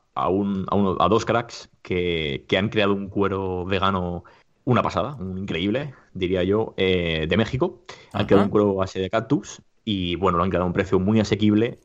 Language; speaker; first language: Spanish; native; Spanish